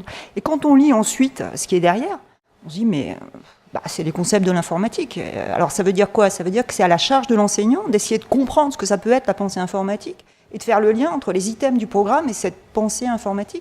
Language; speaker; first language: French; native; French